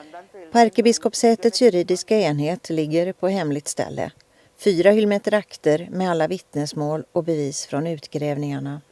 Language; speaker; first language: Swedish; native; Swedish